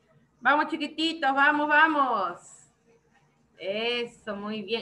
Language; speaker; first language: Spanish; native; Spanish